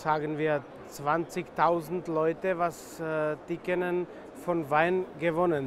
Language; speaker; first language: German; non-native, fluent; Czech